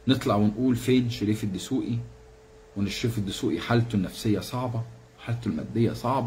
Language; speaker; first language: Arabic; native; Arabic